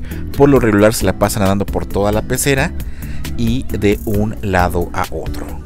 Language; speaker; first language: Spanish; native; Spanish